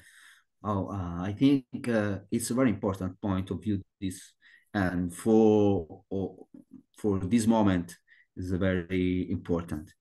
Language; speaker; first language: English; non-native, learner; Italian